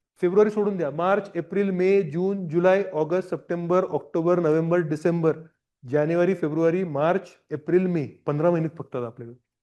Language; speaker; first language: Marathi; non-native, local second language; Gujarati